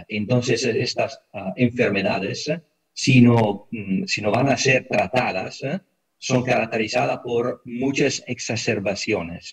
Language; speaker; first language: Spanish; non-native, fluent; Italian